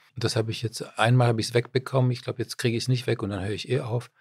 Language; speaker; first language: German; early bilingual, other home language; Czech